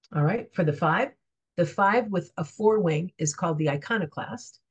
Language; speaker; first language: English; native; English